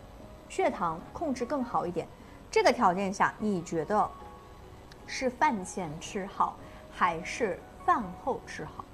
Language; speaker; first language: Chinese; native; Chinese